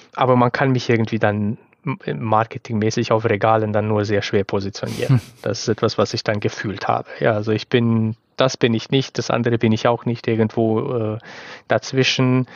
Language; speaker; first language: German; non-native, fluent; Romanian